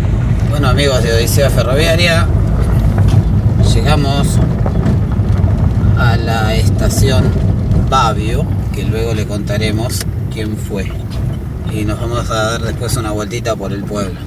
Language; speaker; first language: Spanish; native; Spanish